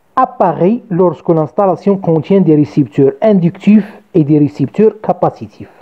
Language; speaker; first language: French; non-native, local second language; Arabic